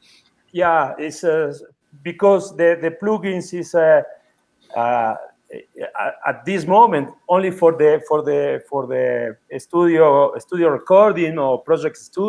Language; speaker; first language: English; non-native, learner; Spanish